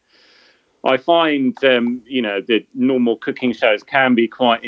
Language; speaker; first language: English; native; English